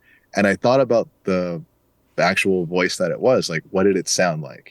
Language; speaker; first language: English; native; English